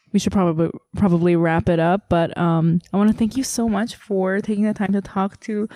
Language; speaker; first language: English; early bilingual, other home language; Korean